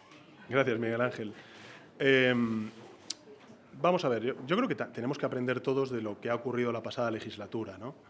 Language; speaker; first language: Spanish; native; Spanish